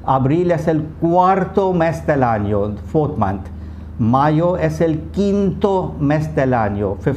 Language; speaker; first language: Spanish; non-native, fluent; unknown